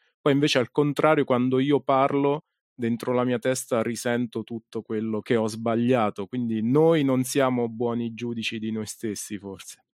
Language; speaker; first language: Italian; native; Italian